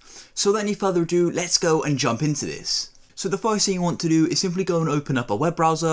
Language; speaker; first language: English; native; English